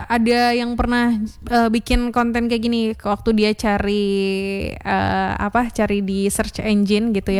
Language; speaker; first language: Indonesian; non-native, local second language; Minangkabau